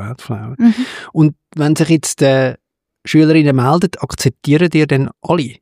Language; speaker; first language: German; native; German